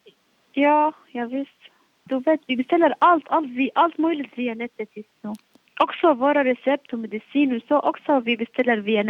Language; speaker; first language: Swedish; non-native, fluent; Arabic